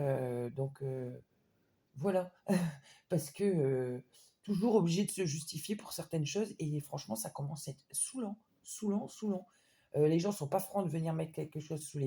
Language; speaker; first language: French; native; French